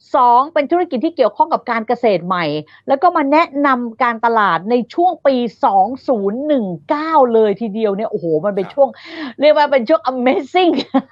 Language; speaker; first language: Thai; native; Thai